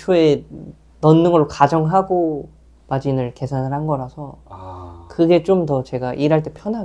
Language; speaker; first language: Korean; native; Korean